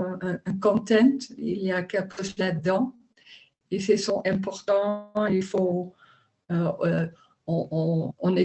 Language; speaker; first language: French; non-native, learner; Dutch